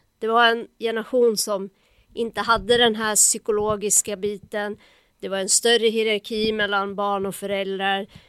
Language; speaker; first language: Swedish; native; Swedish